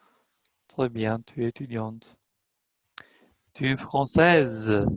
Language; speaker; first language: French; non-native, fluent; Albanian